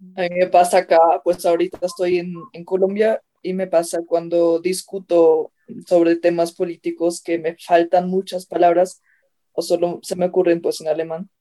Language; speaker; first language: Spanish; early bilingual, heritage; Spanish